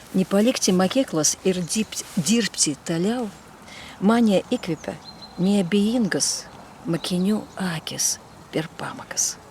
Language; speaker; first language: Lithuanian; non-native, fluent; Russian